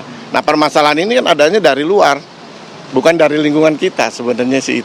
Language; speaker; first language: Indonesian; native; Indonesian